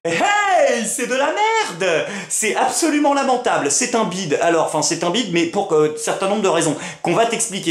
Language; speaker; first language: French; native; French